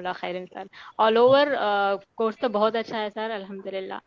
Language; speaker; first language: Hindi; native; Hindi